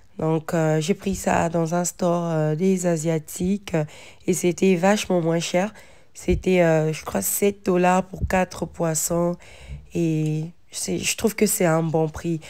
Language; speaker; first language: French; non-native, local second language; Lingala